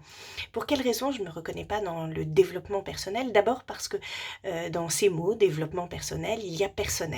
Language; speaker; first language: French; native; French